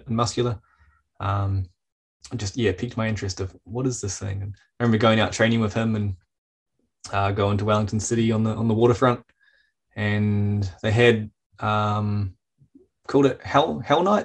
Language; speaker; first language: English; native; English